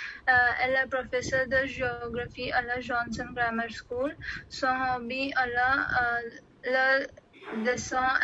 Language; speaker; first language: French; non-native, learner; Odia